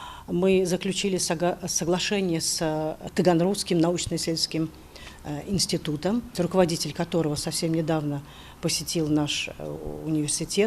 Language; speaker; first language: Russian; native; Russian